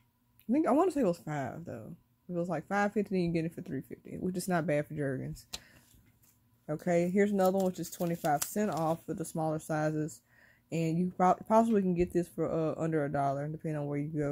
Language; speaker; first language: English; native; English